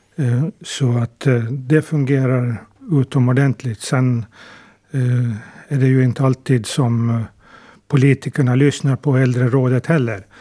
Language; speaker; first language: Swedish; native; Swedish